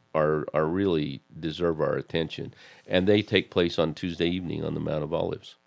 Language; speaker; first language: English; native; English